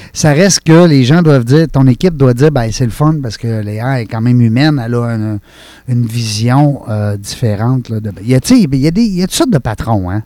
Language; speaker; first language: French; native; French